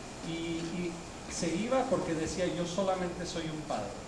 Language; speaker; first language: Spanish; early bilingual, heritage; Spanish